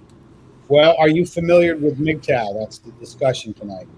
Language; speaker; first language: English; native; English